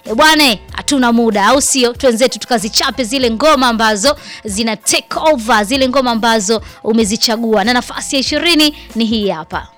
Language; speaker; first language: Swahili; native; Swahili